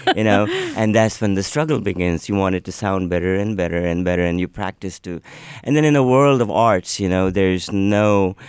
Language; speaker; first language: English; non-native, local second language; Urdu